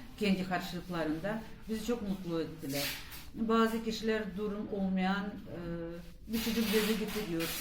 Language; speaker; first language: Turkish; non-native, fluent; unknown